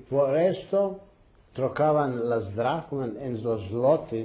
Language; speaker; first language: Spanish; early bilingual, heritage; Ladino